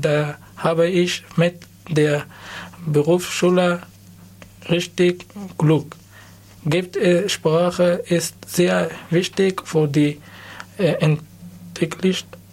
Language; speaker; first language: German; non-native, learner; Persian